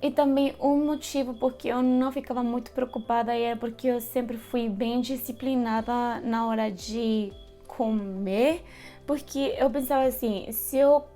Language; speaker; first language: Portuguese; non-native, fluent; Spanish